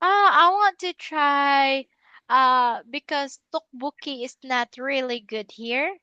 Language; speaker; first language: English; non-native, local second language; Filipino